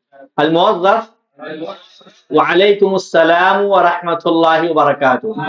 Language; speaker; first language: Arabic; non-native, fluent; Urdu